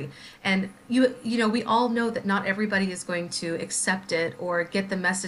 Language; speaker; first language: English; native; English